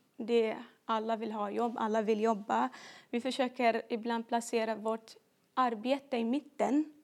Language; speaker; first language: Swedish; non-native, fluent; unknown